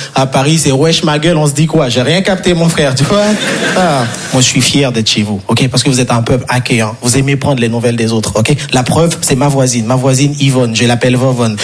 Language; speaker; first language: French; non-native, local second language; Haitian Creole